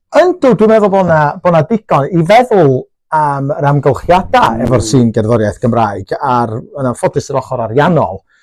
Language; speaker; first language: Welsh; non-native, local second language; English